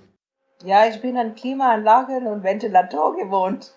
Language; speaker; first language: German; non-native, fluent; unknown